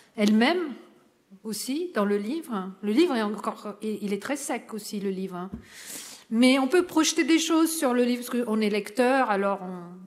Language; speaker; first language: French; non-native, local second language; Arabic